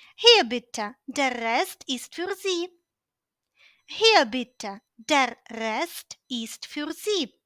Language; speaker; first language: German; non-native, fluent; Ukrainian